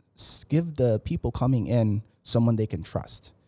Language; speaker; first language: English; early bilingual, other home language; Spanish